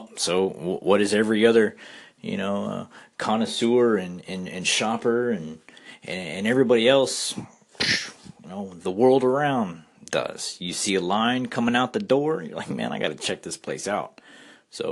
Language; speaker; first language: English; native; English